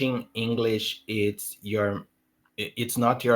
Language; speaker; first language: English; non-native, learner; Portuguese